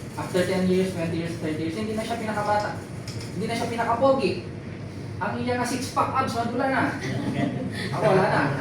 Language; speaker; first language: Filipino; non-native, local second language; Iloko